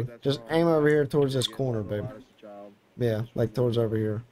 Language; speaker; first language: English; native; English